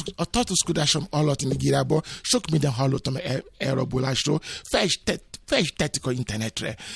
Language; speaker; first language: Hungarian; non-native, fluent; Yoruba